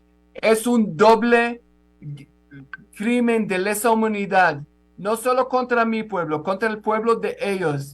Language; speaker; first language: Spanish; non-native, fluent; Hebrew